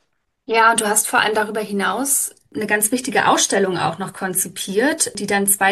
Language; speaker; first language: German; native; German